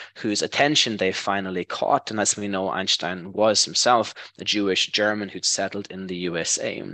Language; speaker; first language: English; native; English